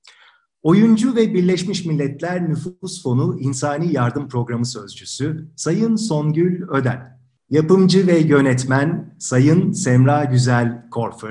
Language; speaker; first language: Turkish; native; Turkish